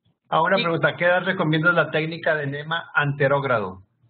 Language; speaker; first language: Spanish; native; Spanish